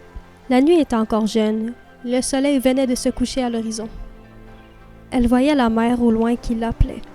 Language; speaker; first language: French; native; French